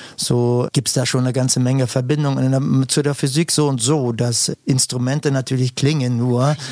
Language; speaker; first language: German; native; German